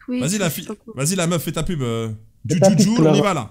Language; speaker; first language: French; native; French